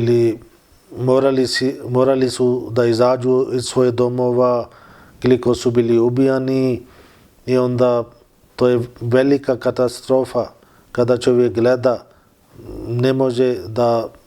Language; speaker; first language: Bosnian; non-native, learner; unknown